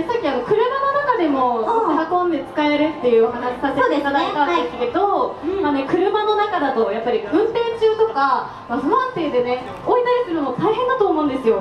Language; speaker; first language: Japanese; native; Japanese